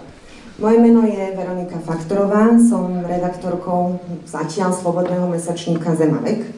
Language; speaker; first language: Slovak; native; Slovak